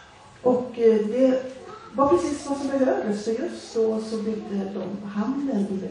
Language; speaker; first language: Swedish; early bilingual, other home language; Portuguese